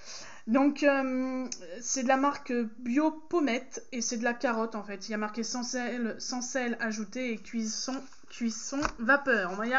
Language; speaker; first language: French; native; French